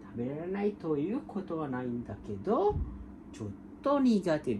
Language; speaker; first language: Japanese; non-native, fluent; Sinhala